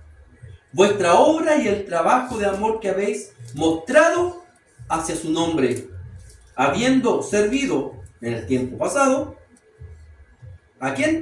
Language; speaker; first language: Spanish; native; Spanish